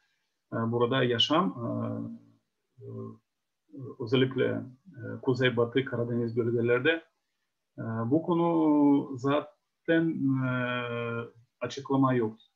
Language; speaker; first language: Turkish; non-native, fluent; Ukrainian